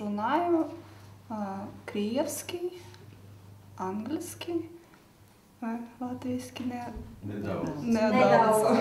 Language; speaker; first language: Latvian; non-native, learner; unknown